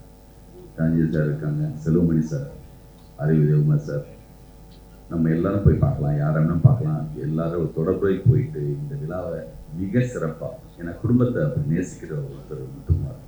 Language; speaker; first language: Tamil; native; Tamil